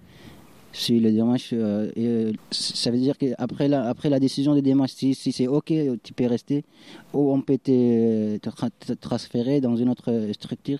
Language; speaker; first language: French; non-native, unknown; Arabic